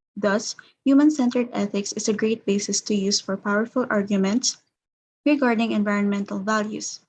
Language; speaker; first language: English; non-native, local second language; Filipino